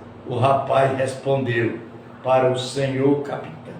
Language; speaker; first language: Portuguese; native; Portuguese